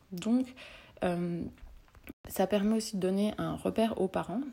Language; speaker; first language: French; native; French